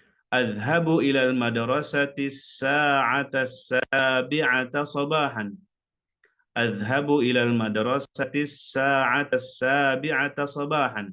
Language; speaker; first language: Arabic; non-native, fluent; Indonesian